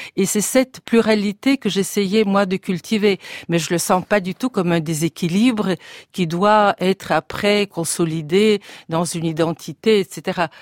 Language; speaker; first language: French; non-native, fluent; Bulgarian